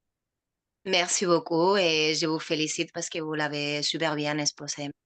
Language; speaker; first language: French; non-native, fluent; Spanish